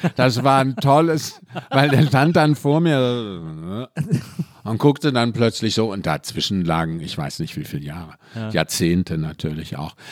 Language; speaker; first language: German; native; German